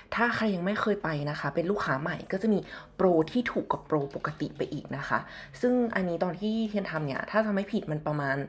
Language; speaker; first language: Thai; native; Thai